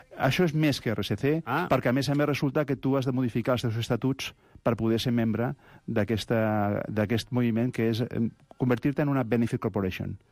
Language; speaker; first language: Catalan; non-native, local second language; Spanish